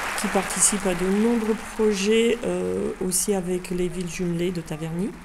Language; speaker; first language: French; non-native, fluent; Serbian